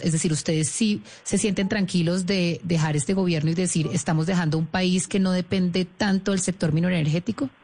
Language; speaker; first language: Spanish; native; Spanish